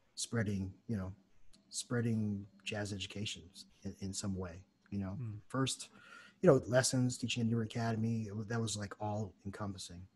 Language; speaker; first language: English; native; English